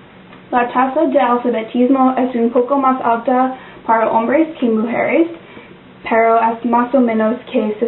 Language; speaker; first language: Spanish; non-native, learner; English